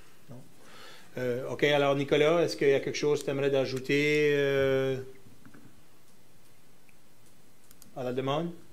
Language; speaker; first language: French; native; French